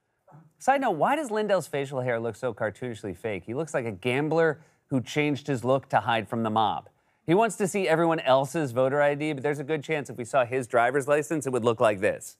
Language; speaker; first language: English; native; English